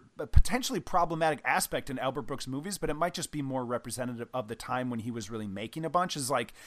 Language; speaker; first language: English; native; English